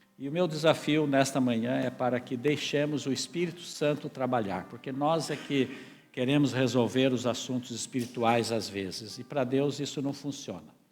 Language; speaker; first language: Portuguese; native; Portuguese